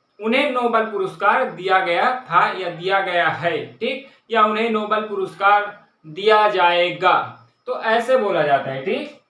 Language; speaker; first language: Hindi; native; Hindi